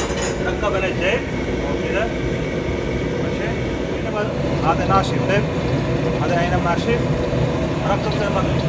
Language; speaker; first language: Arabic; non-native, learner; Urdu